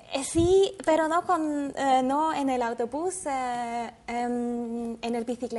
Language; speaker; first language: Spanish; non-native, learner; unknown